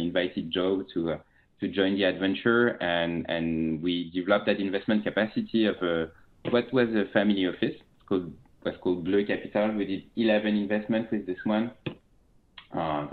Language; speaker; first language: English; non-native, fluent; French